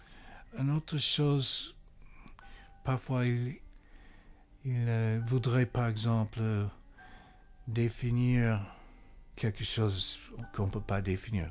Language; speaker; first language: French; non-native, fluent; English